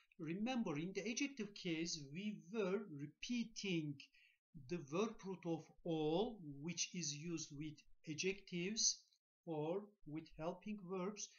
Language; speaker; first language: English; non-native, fluent; Turkish